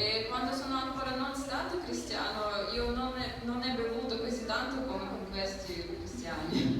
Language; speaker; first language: Italian; non-native, learner; Ukrainian